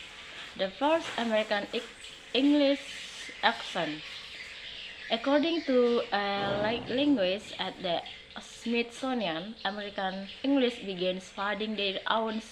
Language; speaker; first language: English; non-native, learner; Indonesian